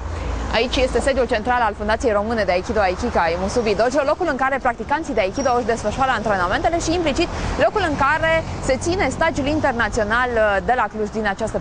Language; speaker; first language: Romanian; native; Romanian